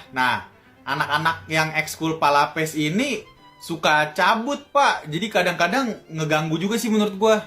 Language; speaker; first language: Indonesian; native; Indonesian